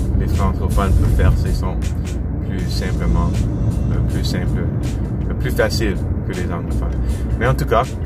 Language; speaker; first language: French; non-native, learner; English